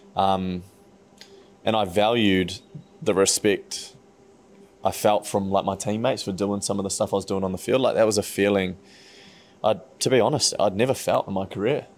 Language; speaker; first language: English; native; English